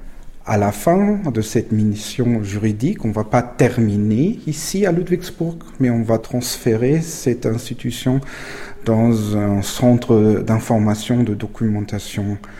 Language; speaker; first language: French; non-native, fluent; German